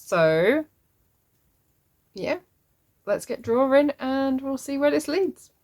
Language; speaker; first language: English; native; English